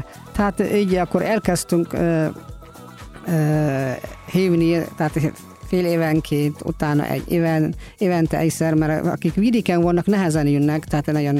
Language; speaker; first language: Hungarian; non-native, fluent; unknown